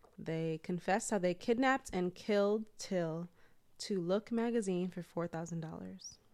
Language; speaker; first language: English; native; English